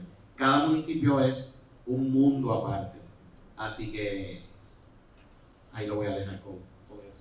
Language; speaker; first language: Spanish; native; Spanish